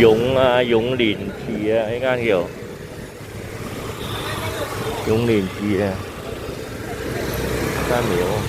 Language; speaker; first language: Chinese; early bilingual, heritage; Cantonese